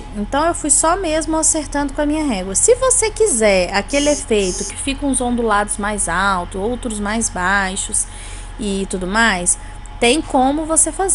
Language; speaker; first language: Portuguese; native; Portuguese